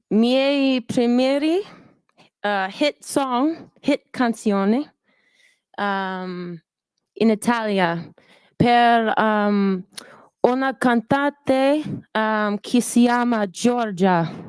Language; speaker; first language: Italian; non-native, learner; English